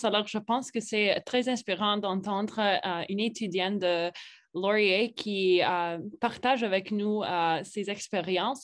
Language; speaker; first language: French; non-native, fluent; English